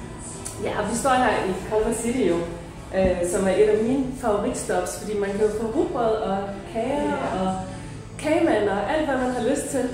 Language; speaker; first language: Danish; native; Danish